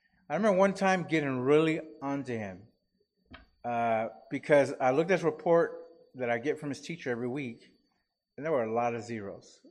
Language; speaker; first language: English; native; English